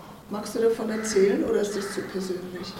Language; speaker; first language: German; native; German